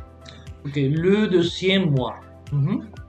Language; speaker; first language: French; non-native, fluent; Spanish